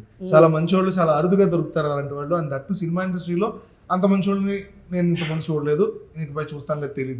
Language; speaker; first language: Telugu; native; Telugu